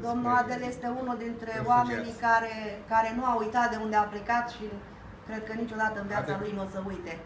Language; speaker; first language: Romanian; non-native, fluent; Arabic